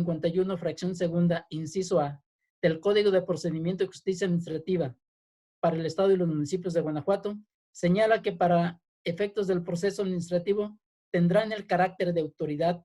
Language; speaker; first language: Spanish; native; Spanish